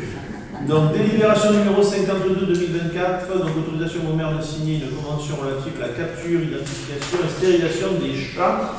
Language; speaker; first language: French; native; French